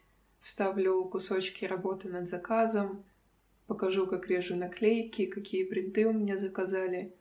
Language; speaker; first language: Russian; native; Russian